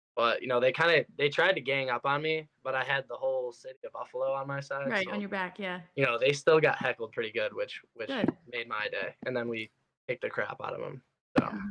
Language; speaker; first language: English; native; English